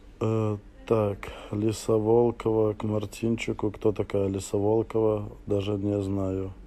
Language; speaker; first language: Russian; native; Russian